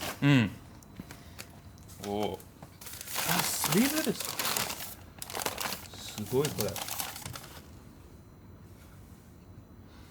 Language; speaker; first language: Japanese; non-native, learner; English